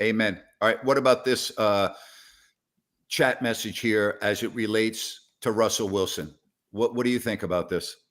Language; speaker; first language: English; native; English